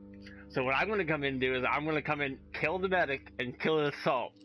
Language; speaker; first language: English; native; English